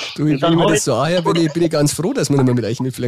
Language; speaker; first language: German; native; German